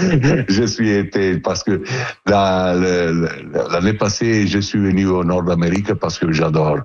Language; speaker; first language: French; non-native, learner; Italian